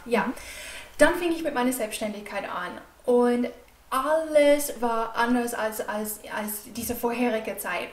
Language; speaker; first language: German; non-native, fluent; English